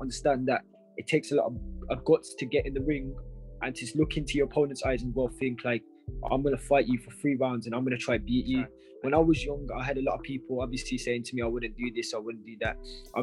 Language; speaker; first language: English; native; English